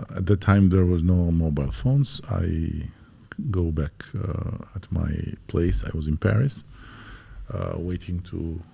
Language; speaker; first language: English; non-native, fluent; Albanian